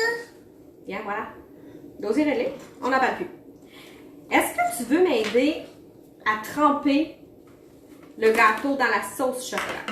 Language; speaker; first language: French; native; French